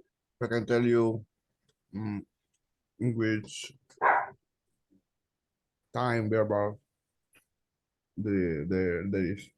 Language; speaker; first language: English; non-native, learner; Spanish